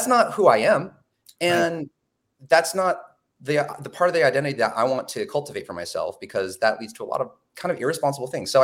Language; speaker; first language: English; native; English